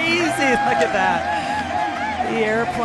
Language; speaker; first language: English; native; English